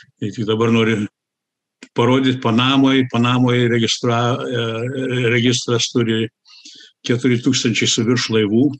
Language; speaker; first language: Lithuanian; early bilingual, heritage; Lithuanian